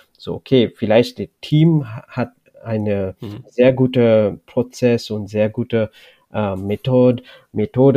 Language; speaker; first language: German; non-native, learner; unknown